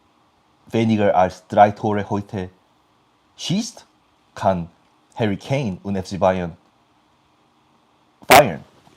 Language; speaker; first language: German; non-native, learner; English